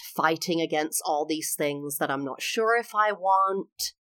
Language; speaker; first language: English; native; English